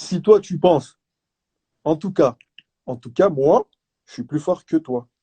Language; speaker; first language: French; native; French